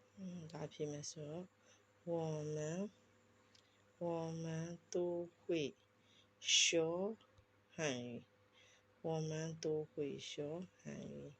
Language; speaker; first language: Chinese; non-native, fluent; Burmese